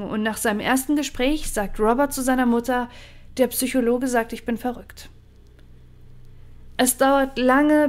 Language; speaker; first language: German; native; German